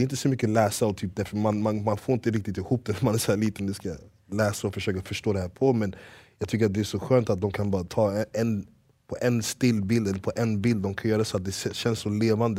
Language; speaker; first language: Swedish; early bilingual, other home language; English